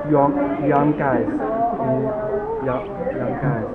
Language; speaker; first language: English; non-native, learner; Chinese